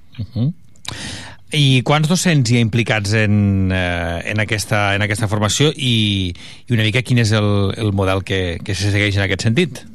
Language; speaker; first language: Catalan; native; Catalan